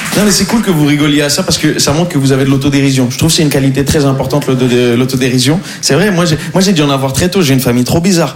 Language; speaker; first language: French; native; French